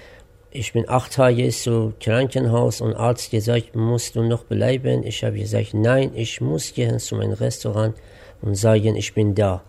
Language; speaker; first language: German; non-native, learner; Persian